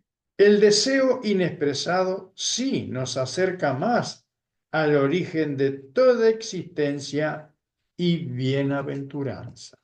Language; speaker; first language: Spanish; native; Spanish